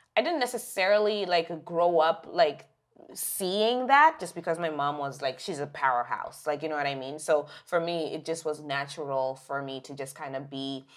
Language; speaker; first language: English; non-native, local second language; Shona